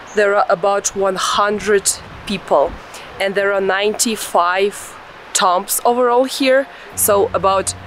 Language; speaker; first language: English; non-native, fluent; Russian